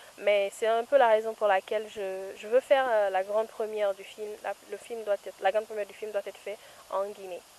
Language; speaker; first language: French; non-native, local second language; Fula